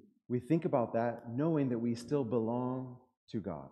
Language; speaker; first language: English; native; English